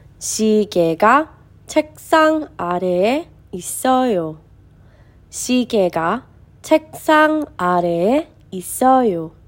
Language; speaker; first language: Korean; non-native, fluent; Hebrew